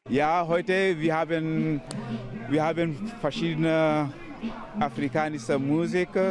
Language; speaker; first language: German; non-native, learner; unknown